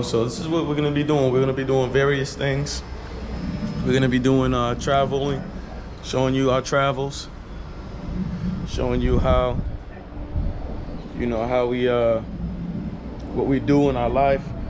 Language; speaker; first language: English; native; English